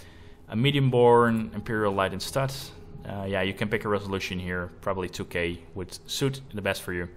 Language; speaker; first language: English; non-native, fluent; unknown